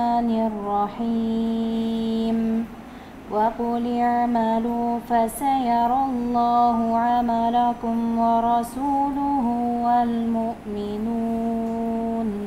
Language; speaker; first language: Indonesian; non-native, fluent; Russian